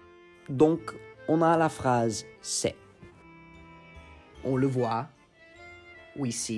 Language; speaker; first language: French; non-native, fluent; English